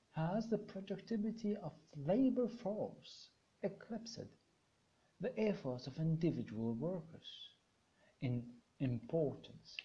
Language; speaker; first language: English; non-native, fluent; Arabic